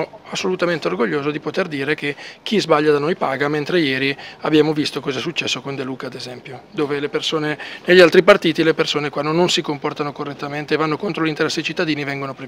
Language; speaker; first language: Italian; native; Italian